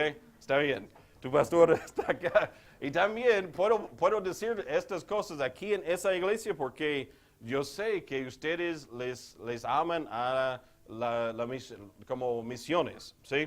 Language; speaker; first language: Spanish; non-native, fluent; English